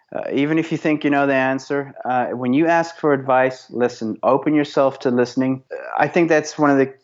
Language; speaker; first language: English; native; English